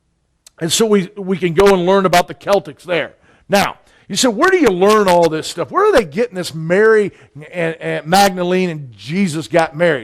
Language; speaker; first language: English; native; English